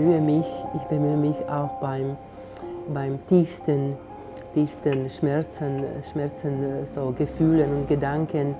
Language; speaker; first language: German; non-native, fluent; Slovak